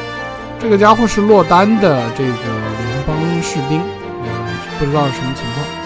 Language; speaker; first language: Chinese; native; Chinese